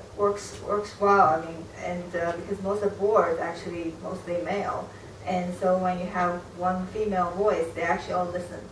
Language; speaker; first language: English; non-native, fluent; Chinese